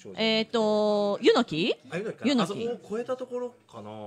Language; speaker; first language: Japanese; native; Japanese